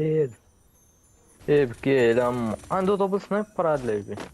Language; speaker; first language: Arabic; native; Arabic